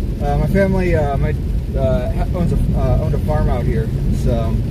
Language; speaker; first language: English; native; English